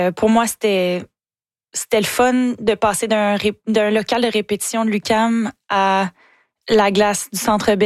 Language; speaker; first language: French; native; French